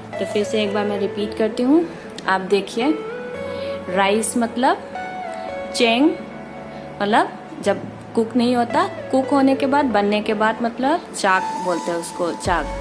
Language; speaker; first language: Hindi; non-native, local second language; Manipuri